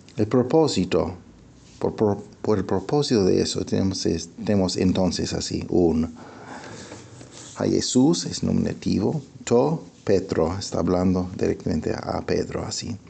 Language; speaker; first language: Spanish; non-native, fluent; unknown